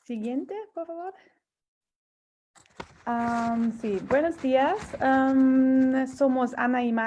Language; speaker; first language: Spanish; non-native, fluent; German